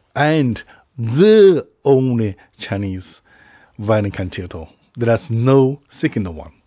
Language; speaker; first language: English; non-native, fluent; Chinese